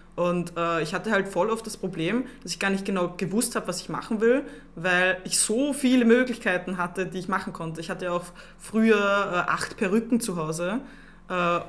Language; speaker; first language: German; native; German